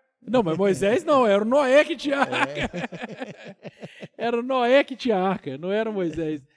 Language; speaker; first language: Portuguese; native; Portuguese